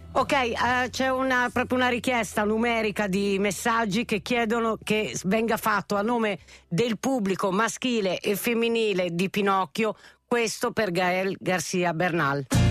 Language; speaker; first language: Italian; native; Italian